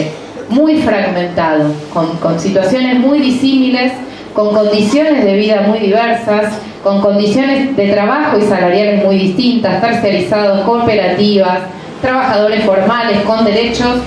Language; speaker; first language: Spanish; native; Spanish